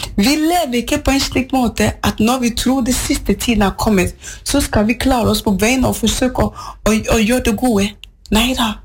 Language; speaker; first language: Norwegian; non-native, fluent; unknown